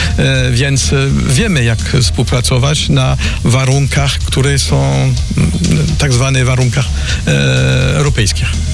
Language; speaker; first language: Polish; non-native, learner; French